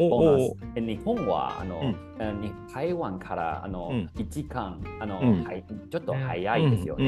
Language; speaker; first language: Japanese; non-native, learner; Chinese